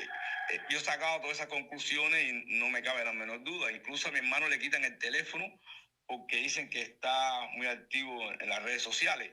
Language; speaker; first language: Spanish; native; Spanish